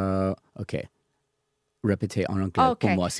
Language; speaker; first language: French; non-native, learner; English